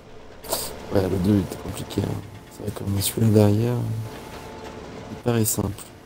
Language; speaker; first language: French; native; French